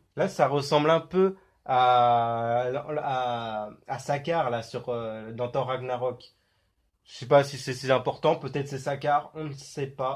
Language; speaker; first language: French; native; French